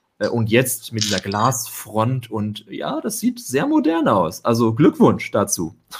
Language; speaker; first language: German; native; German